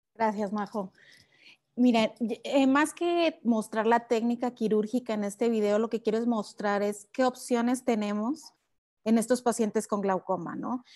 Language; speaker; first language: Spanish; native; Spanish